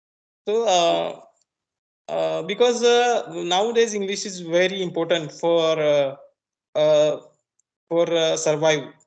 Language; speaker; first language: English; non-native, learner; Marathi